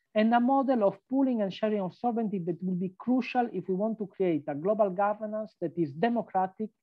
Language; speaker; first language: English; non-native, fluent; Italian